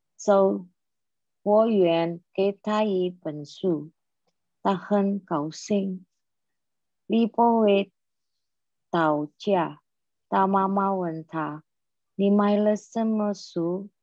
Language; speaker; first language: Chinese; non-native, learner; Indonesian